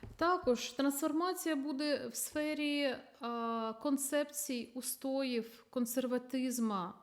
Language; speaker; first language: Ukrainian; non-native, local second language; Russian